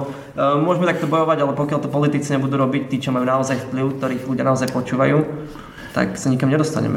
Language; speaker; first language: Slovak; native; Slovak